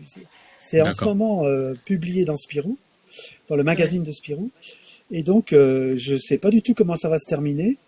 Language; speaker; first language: French; native; French